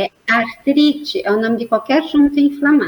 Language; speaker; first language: Portuguese; native; Portuguese